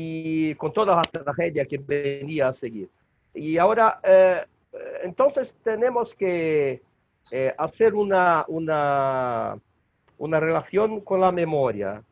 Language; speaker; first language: Spanish; non-native, learner; Portuguese